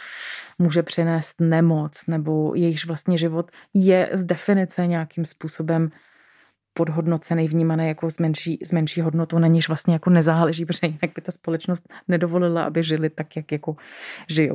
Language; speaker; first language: Czech; native; Czech